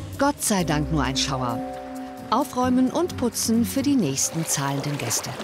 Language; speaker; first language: German; native; German